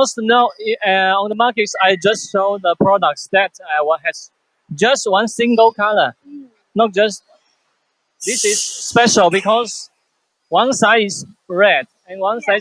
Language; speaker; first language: English; non-native, fluent; Chinese